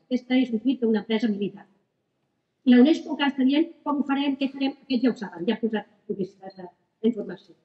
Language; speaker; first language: Catalan; native; Catalan